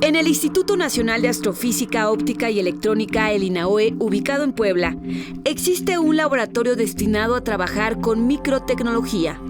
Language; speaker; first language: Spanish; native; Spanish